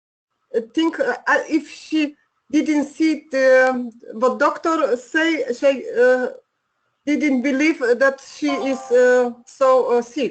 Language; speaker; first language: English; non-native, learner; Polish